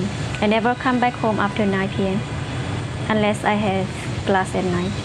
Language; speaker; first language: English; non-native, fluent; Vietnamese